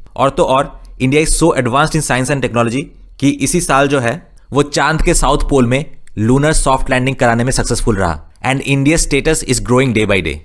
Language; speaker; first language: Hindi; non-native, local second language; Bangla